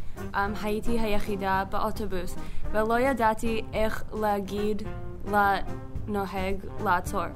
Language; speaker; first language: Hebrew; non-native, learner; English